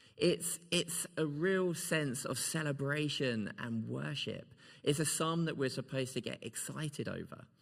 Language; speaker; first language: English; native; English